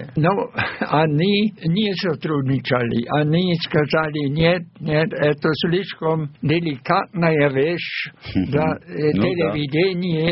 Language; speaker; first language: Russian; non-native, fluent; German